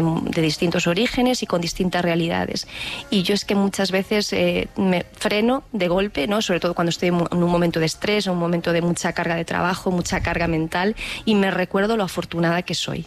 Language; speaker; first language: Spanish; native; Spanish